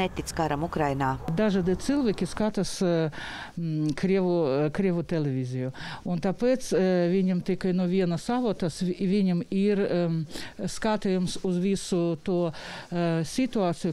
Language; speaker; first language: Latvian; non-native, local second language; Russian